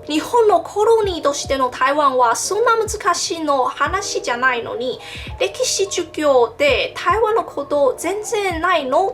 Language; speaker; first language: Japanese; non-native, learner; Min Nan Chinese